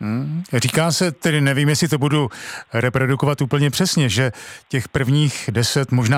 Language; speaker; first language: Czech; native; Czech